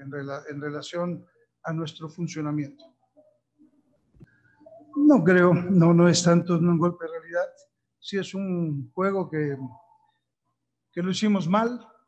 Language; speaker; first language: Spanish; native; Spanish